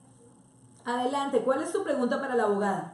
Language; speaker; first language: Spanish; native; Spanish